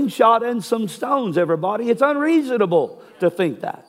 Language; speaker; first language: English; native; English